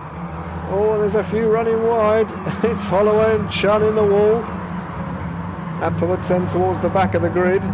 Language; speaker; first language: English; native; English